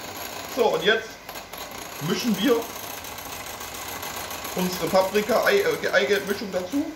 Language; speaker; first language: German; native; German